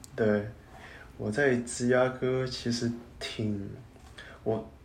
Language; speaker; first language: Chinese; non-native, local second language; Cantonese